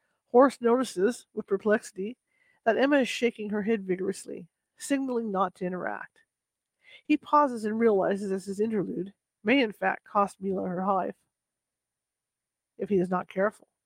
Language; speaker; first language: English; native; English